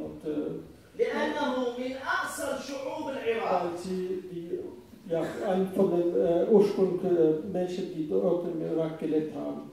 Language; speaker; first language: German; non-native, fluent; Arabic